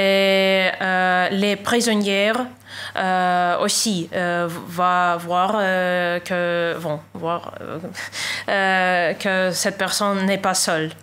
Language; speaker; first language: French; non-native, learner; Russian